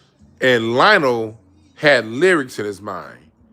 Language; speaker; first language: English; native; English